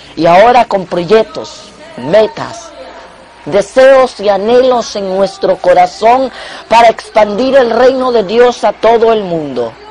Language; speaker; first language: Spanish; native; Spanish